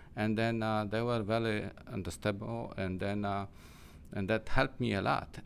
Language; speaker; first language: English; non-native, learner; Polish